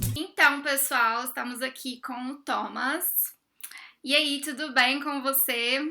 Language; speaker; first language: Portuguese; native; Portuguese